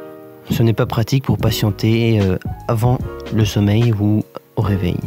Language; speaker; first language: French; native; French